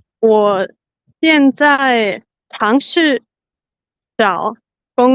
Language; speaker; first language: Chinese; non-native, learner; Finnish